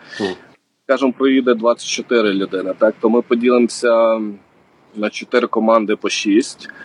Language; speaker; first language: Ukrainian; native; Ukrainian